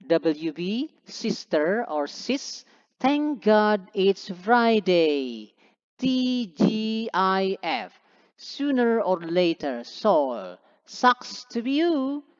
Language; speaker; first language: English; non-native, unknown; Indonesian